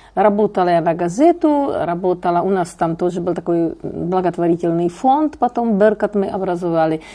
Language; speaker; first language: Russian; non-native, fluent; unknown